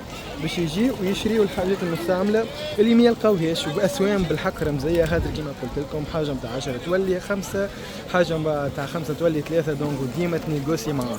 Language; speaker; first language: Arabic; native; Arabic